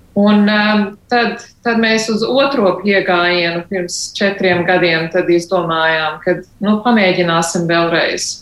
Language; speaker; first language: Latvian; early bilingual, heritage; Latvian